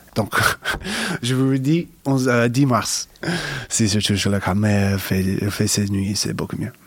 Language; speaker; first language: French; non-native, fluent; English